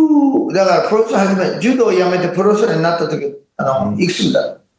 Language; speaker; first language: Japanese; non-native, fluent; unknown